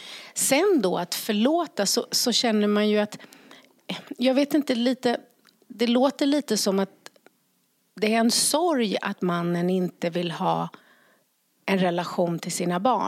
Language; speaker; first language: Swedish; native; Swedish